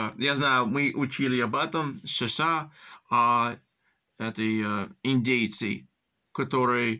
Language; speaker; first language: Russian; early bilingual, heritage; English